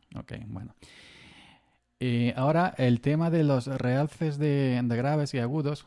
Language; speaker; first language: Spanish; native; Spanish